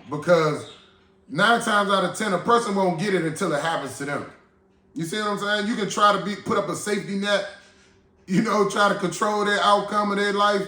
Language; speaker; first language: English; native; English